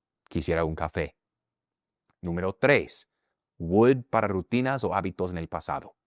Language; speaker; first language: Spanish; non-native, fluent; English